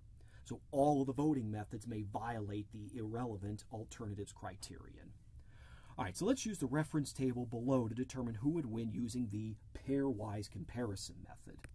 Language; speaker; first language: English; native; English